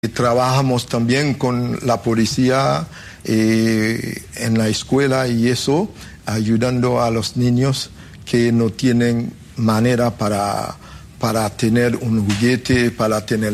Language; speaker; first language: Spanish; non-native, fluent; Haitian Creole